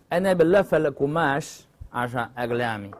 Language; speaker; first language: Arabic; non-native, learner; Chinese